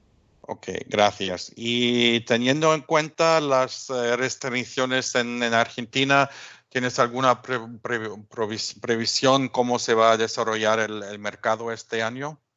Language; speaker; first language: Spanish; non-native, fluent; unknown